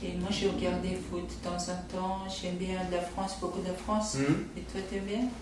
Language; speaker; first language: French; non-native, fluent; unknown